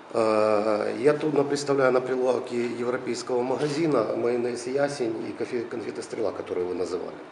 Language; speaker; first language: Russian; native; Russian